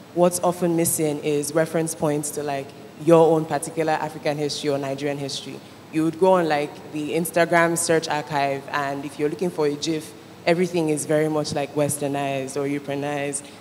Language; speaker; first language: English; non-native, local second language; Igbo